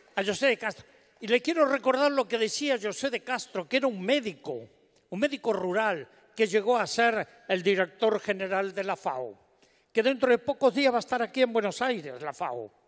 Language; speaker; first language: Spanish; native; Spanish